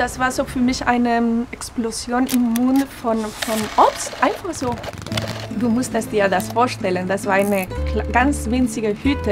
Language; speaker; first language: German; non-native, fluent; Spanish